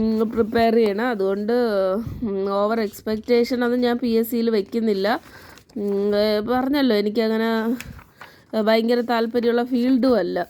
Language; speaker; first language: Malayalam; native; Malayalam